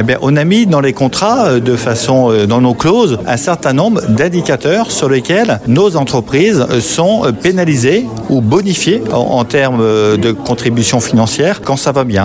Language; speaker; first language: French; native; French